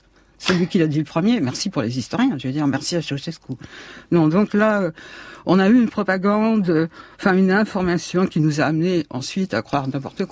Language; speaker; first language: French; native; French